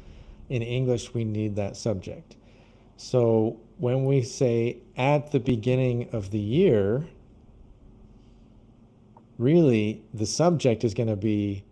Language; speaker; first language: English; non-native, fluent; Portuguese